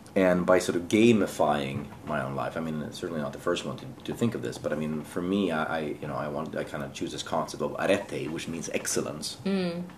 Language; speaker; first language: English; non-native, fluent; Swedish